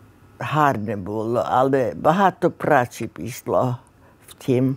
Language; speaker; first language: Ukrainian; early bilingual, heritage; Ukrainian